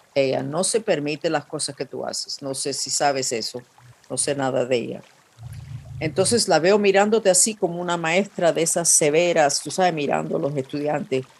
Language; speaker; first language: Spanish; non-native, fluent; English